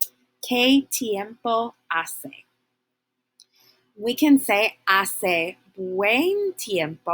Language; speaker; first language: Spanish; non-native, fluent; English